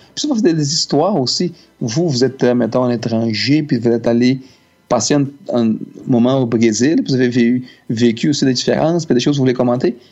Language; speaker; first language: French; native; French